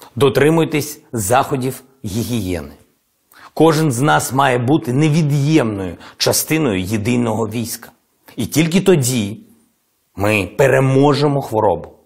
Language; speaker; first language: Ukrainian; non-native, local second language; Russian